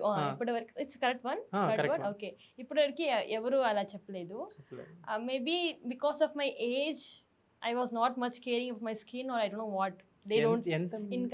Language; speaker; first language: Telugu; non-native, learner; Tamil